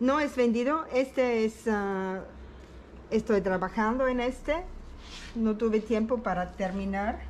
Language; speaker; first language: Spanish; non-native, learner; German